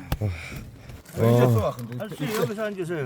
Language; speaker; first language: Korean; non-native, learner; Mongolian